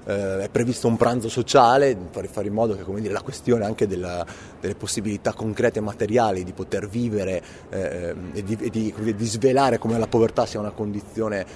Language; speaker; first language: Italian; native; Italian